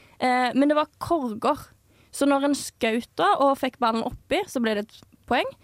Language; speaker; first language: Norwegian; native; Norwegian